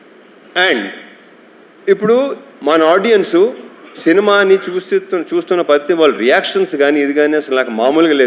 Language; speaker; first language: Telugu; native; Telugu